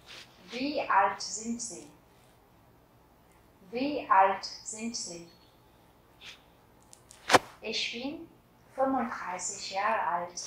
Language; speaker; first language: German; non-native, fluent; Vietnamese